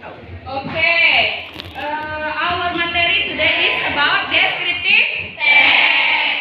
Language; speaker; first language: English; non-native, fluent; Indonesian